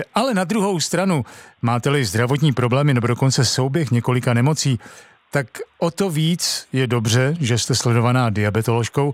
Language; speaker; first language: Czech; native; Czech